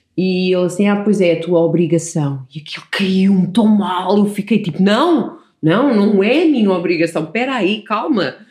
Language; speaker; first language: Portuguese; early bilingual, other home language; English